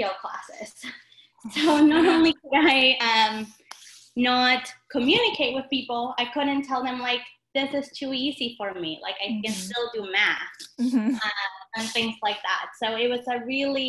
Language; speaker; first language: English; non-native, fluent; Spanish